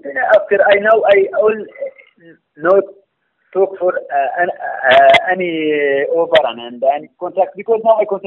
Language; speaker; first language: English; non-native, learner; Arabic